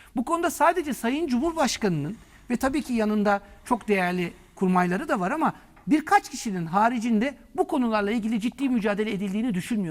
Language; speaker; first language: Turkish; native; Turkish